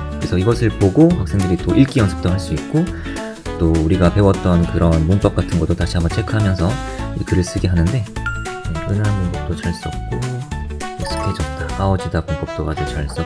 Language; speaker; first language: Korean; native; Korean